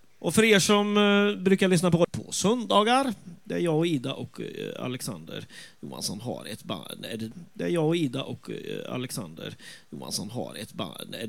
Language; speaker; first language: Swedish; native; Swedish